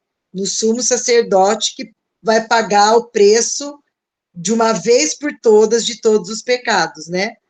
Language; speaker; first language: Portuguese; native; Portuguese